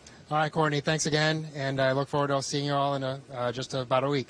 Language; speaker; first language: English; early bilingual, other home language; Spanish